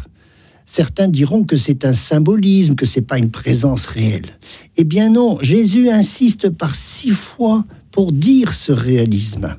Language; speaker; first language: French; native; French